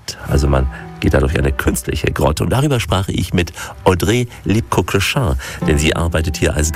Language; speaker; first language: German; native; German